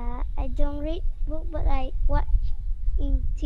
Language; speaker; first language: English; non-native, learner; Vietnamese